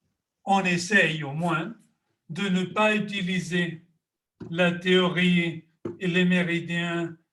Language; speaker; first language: French; non-native, fluent; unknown